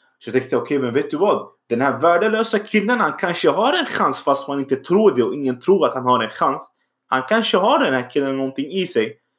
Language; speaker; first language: Swedish; early bilingual, other home language; Arabic